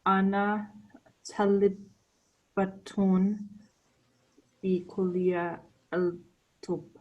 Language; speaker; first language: Arabic; non-native, learner; English